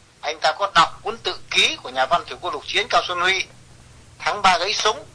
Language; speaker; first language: Vietnamese; native; Vietnamese